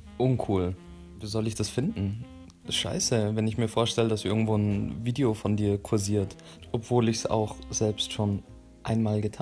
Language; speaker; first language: German; native; German